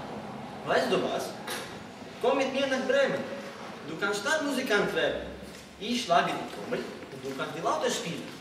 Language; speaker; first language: German; non-native, learner; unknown